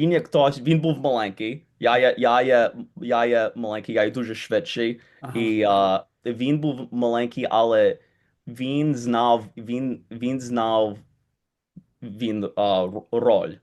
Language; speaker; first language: Ukrainian; early bilingual, heritage; Ukrainian